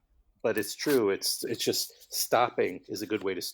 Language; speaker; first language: English; native; English